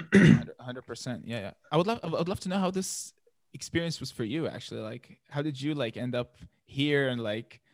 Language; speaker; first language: English; non-native, fluent; Arabic